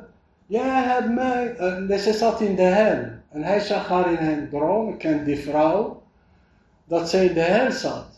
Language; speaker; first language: Dutch; non-native, fluent; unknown